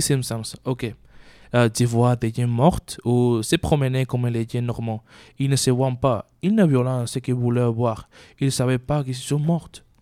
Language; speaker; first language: French; non-native, learner; Spanish